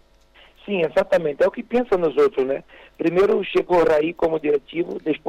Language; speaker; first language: Spanish; non-native, fluent; Portuguese